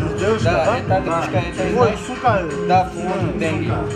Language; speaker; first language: Russian; non-native, learner; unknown